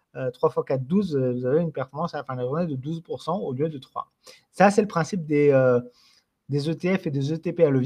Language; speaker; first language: French; native; French